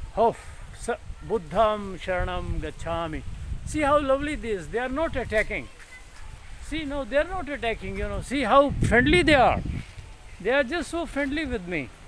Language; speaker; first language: English; non-native, local second language; Punjabi